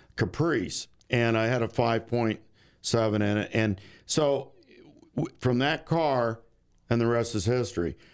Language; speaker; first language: English; native; English